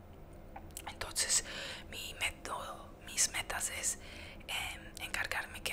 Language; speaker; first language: Spanish; early bilingual, heritage; Spanish